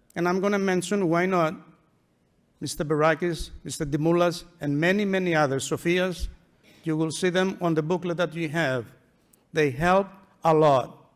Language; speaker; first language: English; non-native, fluent; Greek